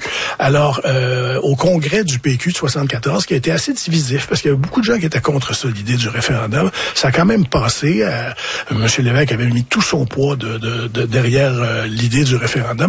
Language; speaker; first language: French; native; French